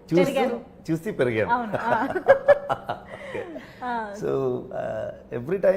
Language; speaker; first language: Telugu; non-native, learner; Kannada